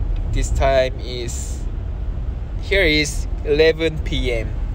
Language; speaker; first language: English; non-native, learner; Korean